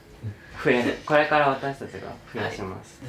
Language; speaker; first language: Japanese; native; Japanese